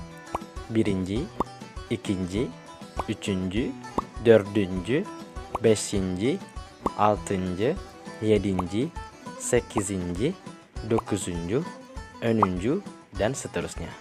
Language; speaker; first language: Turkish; non-native, fluent; Indonesian